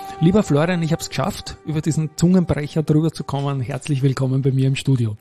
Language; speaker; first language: German; native; German